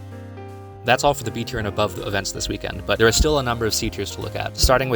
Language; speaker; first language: English; native; English